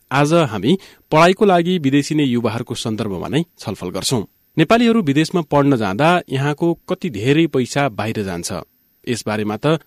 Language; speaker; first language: Nepali; native; Nepali